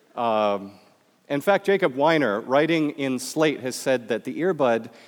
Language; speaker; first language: English; native; English